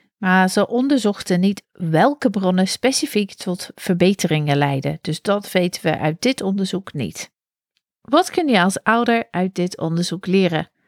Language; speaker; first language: Dutch; non-native, fluent; English